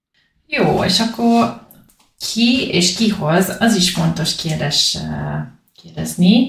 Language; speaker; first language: Hungarian; non-native, learner; English